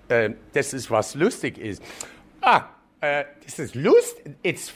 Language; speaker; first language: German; non-native, learner; English